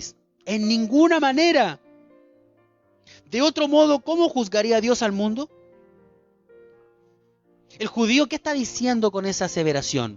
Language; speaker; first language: Spanish; native; Spanish